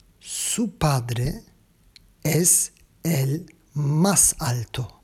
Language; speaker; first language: Spanish; non-native, learner; Turkish